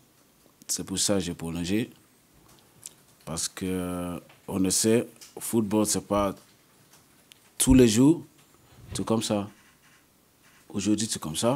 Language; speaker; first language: French; non-native, learner; English